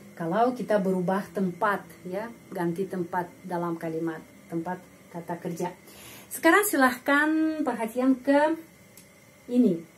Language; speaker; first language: Indonesian; non-native, fluent; Russian